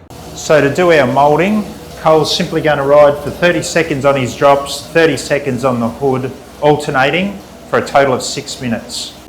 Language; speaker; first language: English; native; English